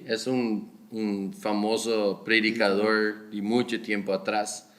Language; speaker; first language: Spanish; non-native, fluent; Portuguese